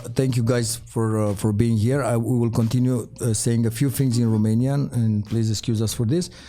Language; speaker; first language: English; non-native, fluent; Romanian